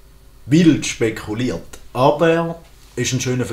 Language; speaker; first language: German; native; German